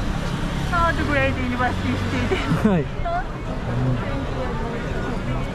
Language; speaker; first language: English; non-native, learner; Japanese